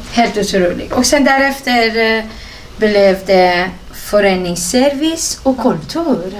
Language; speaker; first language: Swedish; non-native, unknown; Persian